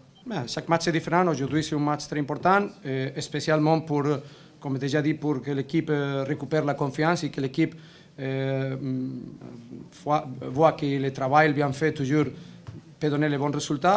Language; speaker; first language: French; non-native, learner; Spanish